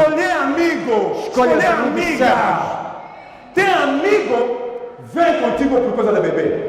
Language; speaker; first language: Portuguese; non-native, learner; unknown